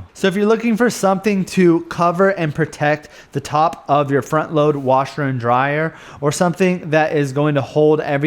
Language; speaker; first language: English; native; English